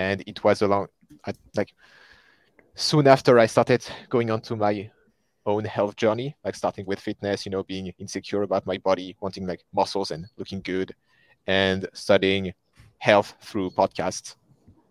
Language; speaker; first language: English; non-native, fluent; French